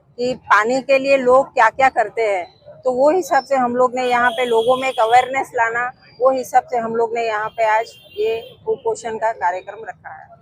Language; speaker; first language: Hindi; non-native, local second language; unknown